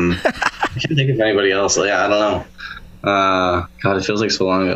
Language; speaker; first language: English; native; English